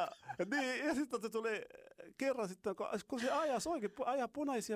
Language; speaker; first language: Finnish; non-native, fluent; Arabic